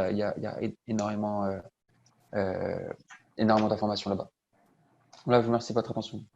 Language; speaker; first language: French; native; French